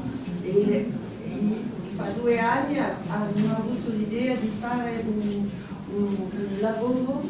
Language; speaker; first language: Italian; non-native, learner; French